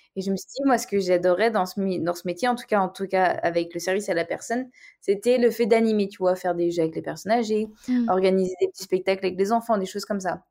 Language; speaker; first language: French; native; French